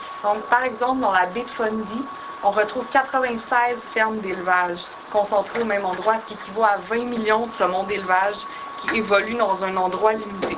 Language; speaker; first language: French; native; French